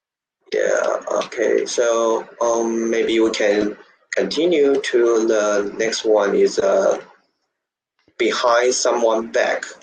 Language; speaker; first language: English; non-native, learner; Chinese